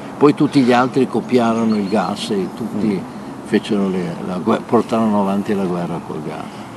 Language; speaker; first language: Italian; native; Italian